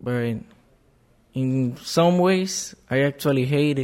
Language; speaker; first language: English; non-native, fluent; Spanish